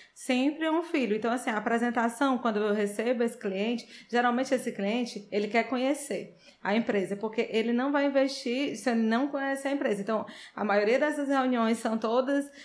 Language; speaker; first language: Portuguese; native; Portuguese